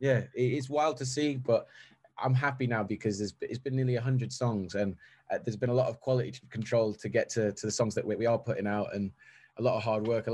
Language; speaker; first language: English; native; English